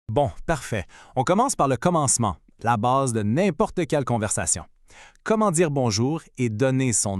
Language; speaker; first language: French; native; French